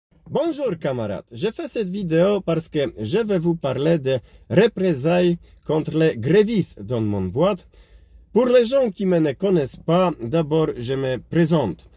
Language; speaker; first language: French; non-native, learner; Polish